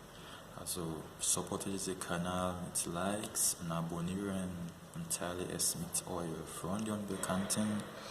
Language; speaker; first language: German; non-native, fluent; Yoruba